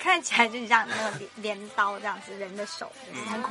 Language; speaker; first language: Chinese; native; Chinese